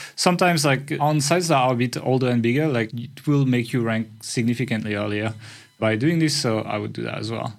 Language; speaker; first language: English; non-native, fluent; French